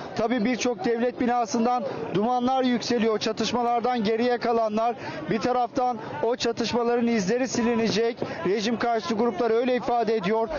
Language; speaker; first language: Turkish; native; Turkish